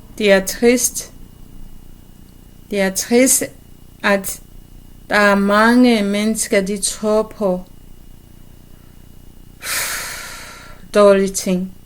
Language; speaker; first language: Danish; non-native, learner; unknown